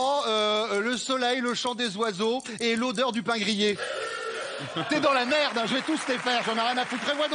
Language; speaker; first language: French; native; French